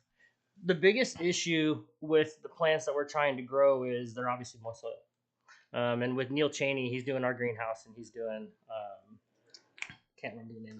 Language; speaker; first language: English; native; English